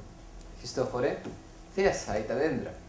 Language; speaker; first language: Greek; non-native, fluent; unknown